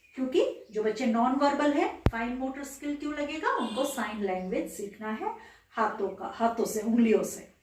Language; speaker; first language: Hindi; non-native, local second language; Bangla